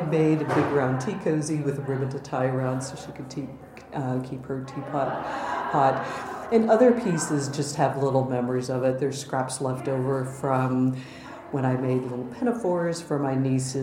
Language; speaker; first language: English; native; English